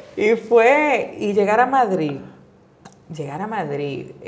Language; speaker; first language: Spanish; native; Spanish